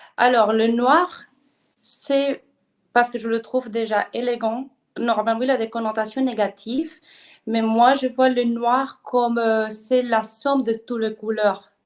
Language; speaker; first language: French; non-native, fluent; Spanish